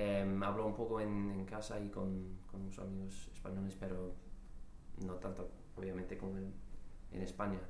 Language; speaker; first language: Spanish; non-native, fluent; English